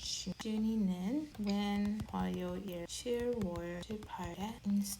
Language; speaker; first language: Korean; non-native, learner; English